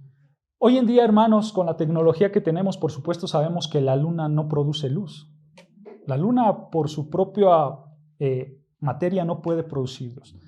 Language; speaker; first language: Spanish; native; Spanish